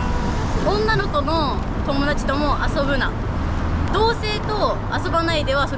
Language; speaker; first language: Japanese; native; Japanese